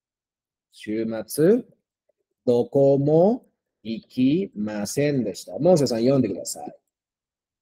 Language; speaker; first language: Japanese; non-native, fluent; Spanish